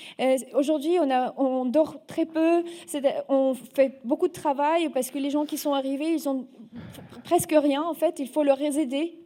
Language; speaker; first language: French; non-native, fluent; Russian